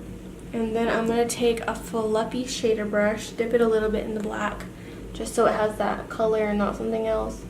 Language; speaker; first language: English; native; English